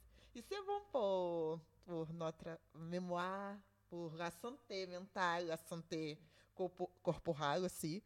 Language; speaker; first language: French; non-native, learner; Portuguese